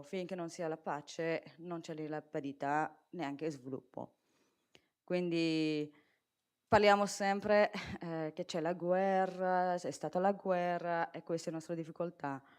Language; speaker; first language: Italian; non-native, fluent; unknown